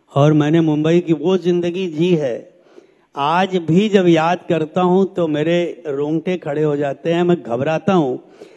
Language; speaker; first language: Hindi; native; Hindi